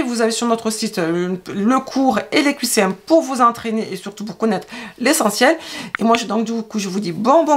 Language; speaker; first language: French; native; French